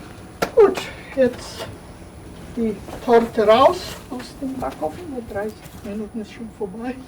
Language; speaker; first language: German; non-native, fluent; Polish